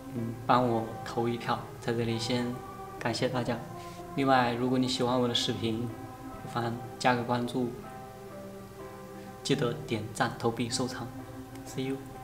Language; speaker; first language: Chinese; native; Chinese